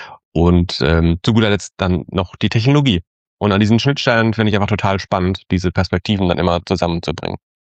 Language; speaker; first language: German; native; German